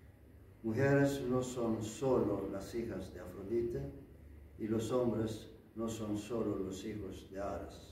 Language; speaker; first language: Spanish; non-native, learner; Greek